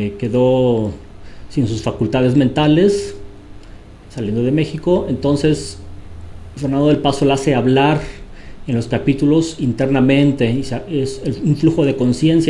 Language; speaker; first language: Spanish; native; Spanish